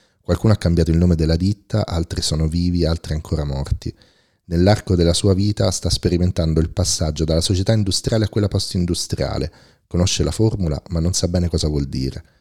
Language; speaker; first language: Italian; native; Italian